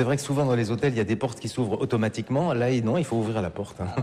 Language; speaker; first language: French; native; French